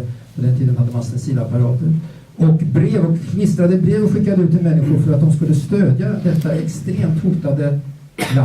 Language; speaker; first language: Swedish; native; Swedish